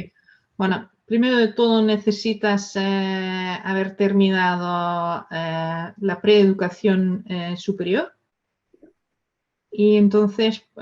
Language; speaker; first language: Spanish; non-native, fluent; Dutch